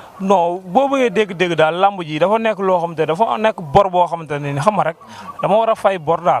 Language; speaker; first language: Wolof; native; Wolof